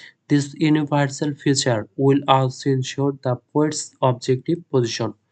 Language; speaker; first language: English; non-native, local second language; Bangla